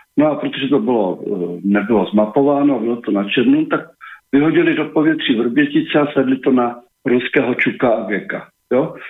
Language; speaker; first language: Czech; native; Czech